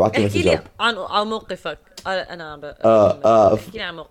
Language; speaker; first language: Arabic; native; Arabic